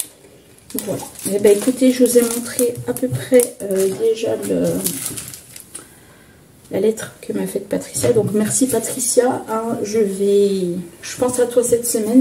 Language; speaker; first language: French; native; French